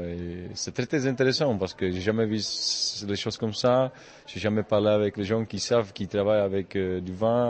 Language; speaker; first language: French; non-native, fluent; Czech